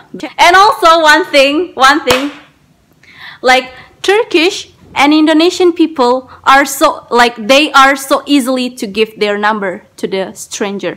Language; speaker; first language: English; non-native, learner; Indonesian